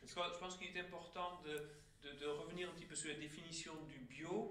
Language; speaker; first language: French; native; French